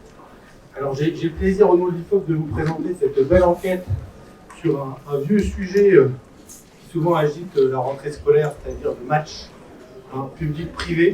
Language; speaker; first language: French; native; French